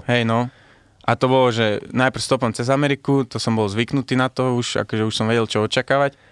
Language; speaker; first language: Slovak; early bilingual, heritage; Slovak